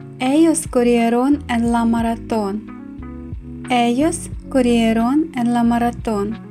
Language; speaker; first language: Spanish; non-native, fluent; Ukrainian